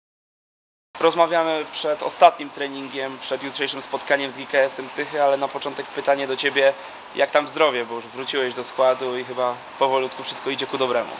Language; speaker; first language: Polish; native; Polish